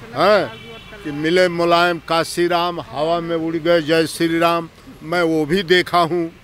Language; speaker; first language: Hindi; native; Hindi